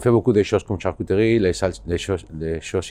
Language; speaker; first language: French; non-native, learner; Basque